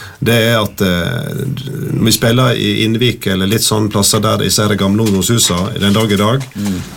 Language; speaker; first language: Norwegian; native; Norwegian